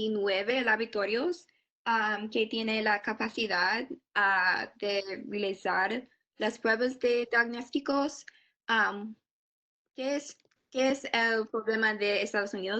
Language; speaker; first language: Spanish; non-native, learner; English